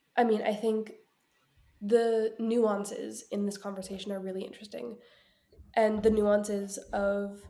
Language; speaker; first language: English; early bilingual, other home language; Ukrainian